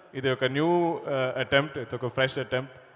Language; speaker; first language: Telugu; non-native, learner; Malayalam